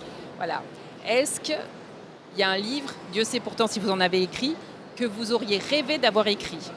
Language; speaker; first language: French; native; French